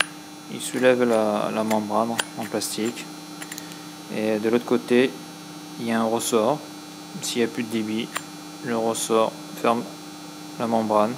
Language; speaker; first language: French; native; French